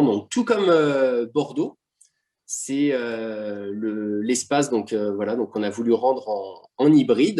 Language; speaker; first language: French; native; French